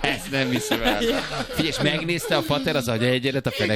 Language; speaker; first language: Hungarian; native; Hungarian